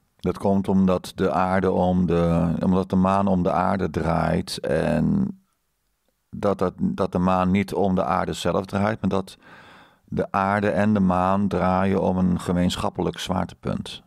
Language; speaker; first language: Dutch; native; Dutch